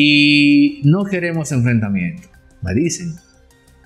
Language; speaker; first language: Spanish; native; Spanish